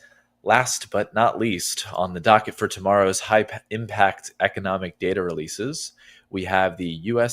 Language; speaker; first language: English; native; English